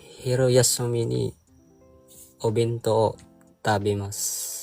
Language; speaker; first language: Japanese; non-native, learner; Filipino